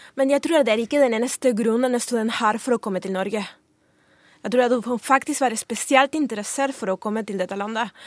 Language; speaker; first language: Norwegian; non-native, fluent; Spanish